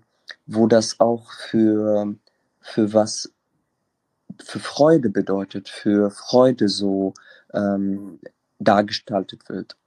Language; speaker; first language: German; non-native, fluent; Arabic